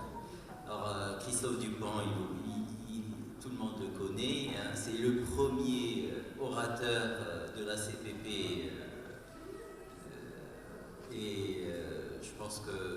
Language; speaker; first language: French; non-native, local second language; Arabic